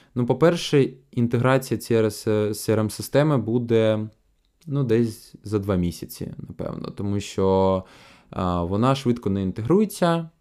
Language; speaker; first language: Ukrainian; non-native, local second language; Russian